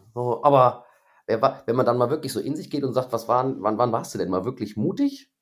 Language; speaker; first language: German; native; German